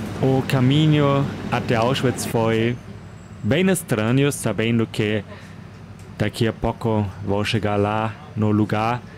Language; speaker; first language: Portuguese; non-native, fluent; German